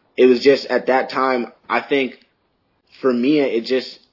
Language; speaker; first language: English; native; English